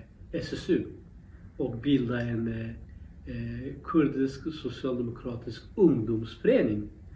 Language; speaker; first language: Swedish; non-native, local second language; Kurdish